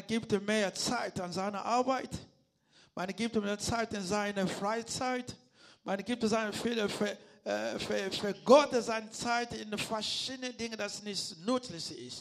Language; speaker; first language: German; non-native, learner; Lingala